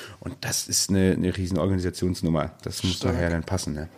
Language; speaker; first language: German; native; German